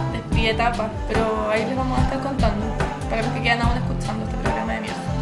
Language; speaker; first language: Spanish; native; Spanish